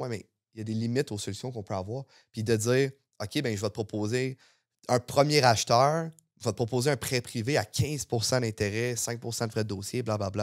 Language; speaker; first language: French; native; French